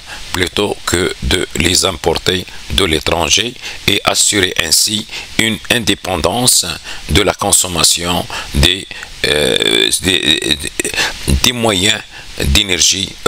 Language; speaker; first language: French; non-native, local second language; Arabic